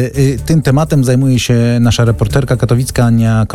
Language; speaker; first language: Polish; native; Polish